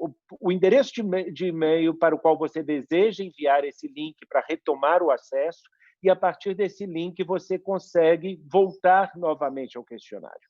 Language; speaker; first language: Portuguese; native; Portuguese